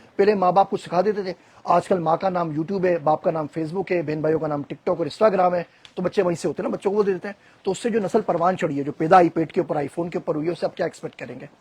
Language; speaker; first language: Urdu; native; Urdu